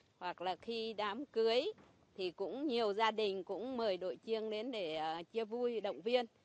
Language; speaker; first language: Vietnamese; non-native, local second language; Muong